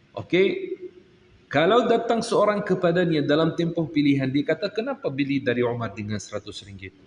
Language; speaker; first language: Malay; non-native, fluent; Arabic